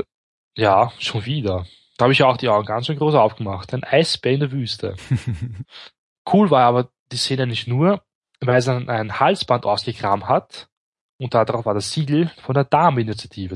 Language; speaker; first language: German; native; German